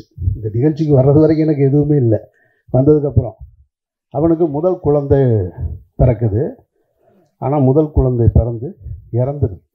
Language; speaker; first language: Tamil; native; Tamil